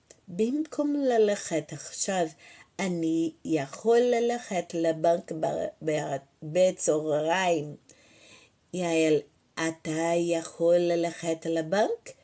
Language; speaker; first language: Hebrew; non-native, fluent; Portuguese